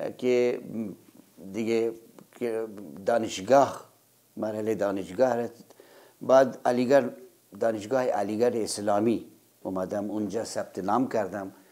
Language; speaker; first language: Persian; non-native, fluent; Urdu